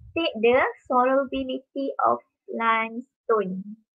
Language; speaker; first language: English; non-native, local second language; Malay